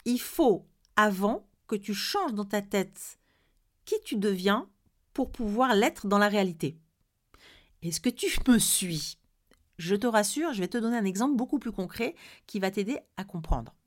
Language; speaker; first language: French; native; French